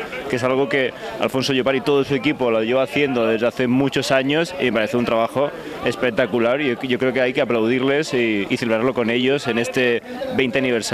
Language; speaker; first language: Spanish; native; Spanish